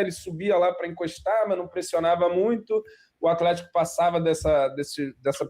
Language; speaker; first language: Portuguese; native; Portuguese